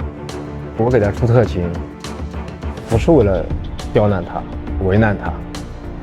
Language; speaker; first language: Chinese; native; Chinese